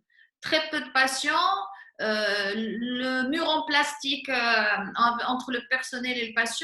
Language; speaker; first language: French; non-native, local second language; Arabic